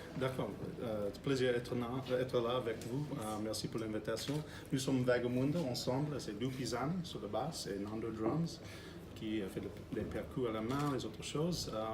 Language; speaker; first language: French; non-native, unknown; English